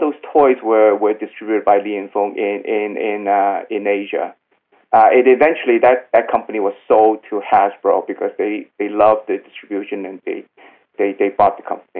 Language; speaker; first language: English; non-native, local second language; Cantonese